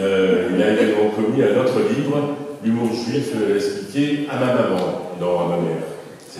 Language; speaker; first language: French; native; French